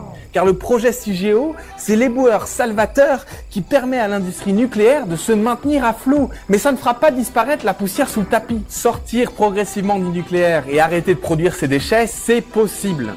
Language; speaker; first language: French; native; French